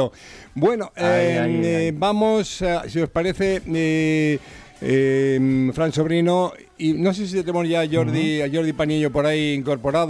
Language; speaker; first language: Spanish; native; Spanish